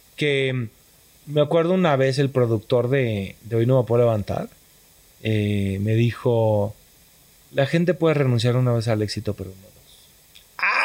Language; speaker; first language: Spanish; native; Spanish